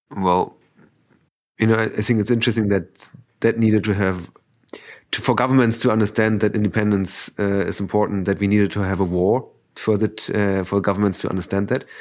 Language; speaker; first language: English; non-native, fluent; German